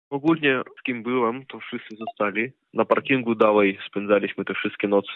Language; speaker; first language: Polish; non-native, fluent; Ukrainian